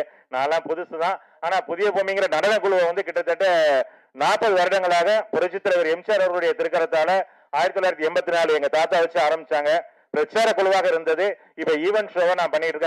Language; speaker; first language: Tamil; native; Tamil